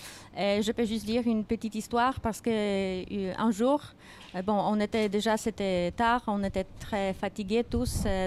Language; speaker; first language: French; non-native, fluent; Polish